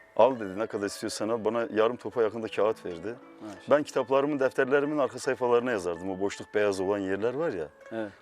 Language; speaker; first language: Turkish; native; Turkish